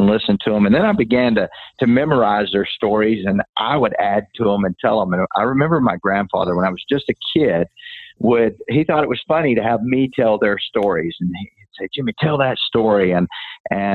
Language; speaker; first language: English; native; English